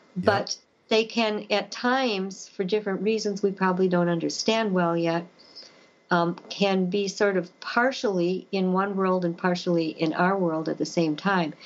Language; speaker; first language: English; native; English